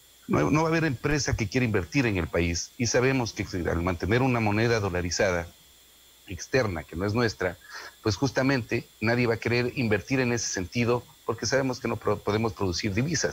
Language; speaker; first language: Spanish; native; Spanish